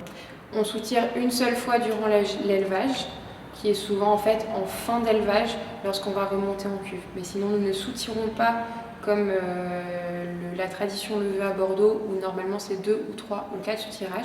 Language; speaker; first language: French; native; French